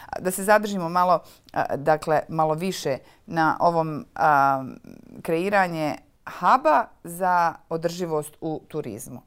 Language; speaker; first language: Croatian; native; Croatian